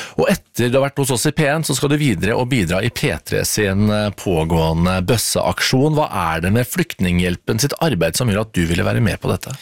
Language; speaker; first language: Norwegian; native; Norwegian